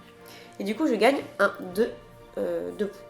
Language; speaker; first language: French; native; French